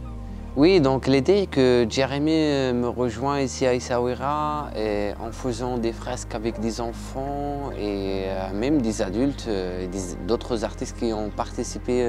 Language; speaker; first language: French; non-native, local second language; Arabic